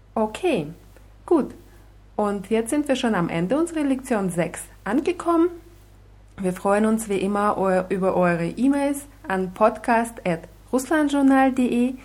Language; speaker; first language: German; non-native, fluent; Russian